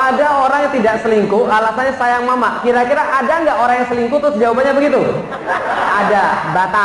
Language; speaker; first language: Indonesian; native; Indonesian